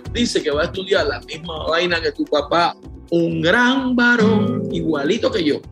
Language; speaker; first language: Spanish; native; Spanish